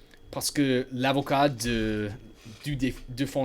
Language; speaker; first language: French; non-native, learner; English